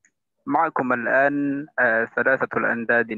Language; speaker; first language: Arabic; non-native, learner; Indonesian